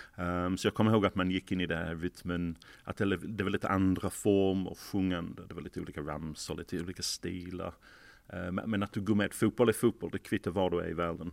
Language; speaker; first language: Swedish; non-native, fluent; English